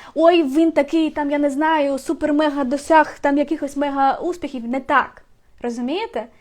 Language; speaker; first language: Ukrainian; non-native, local second language; Russian